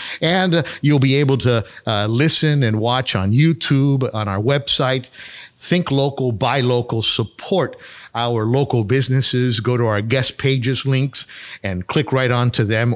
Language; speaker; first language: English; native; English